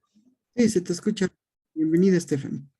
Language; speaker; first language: Spanish; native; Spanish